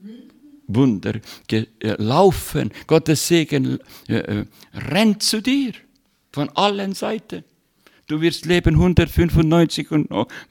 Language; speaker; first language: German; non-native, learner; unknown